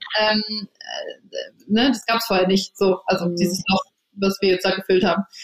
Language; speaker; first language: German; early bilingual, other home language; English